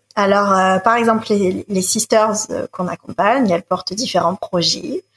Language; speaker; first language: French; native; French